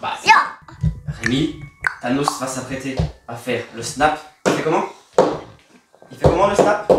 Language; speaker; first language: French; native; French